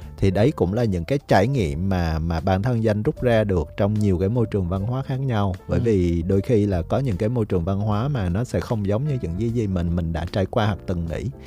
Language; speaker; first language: Vietnamese; native; Vietnamese